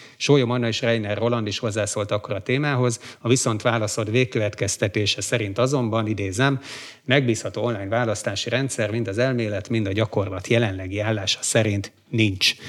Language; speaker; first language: Hungarian; native; Hungarian